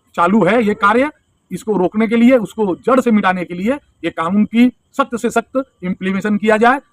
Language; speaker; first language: Hindi; non-native, local second language; Bangla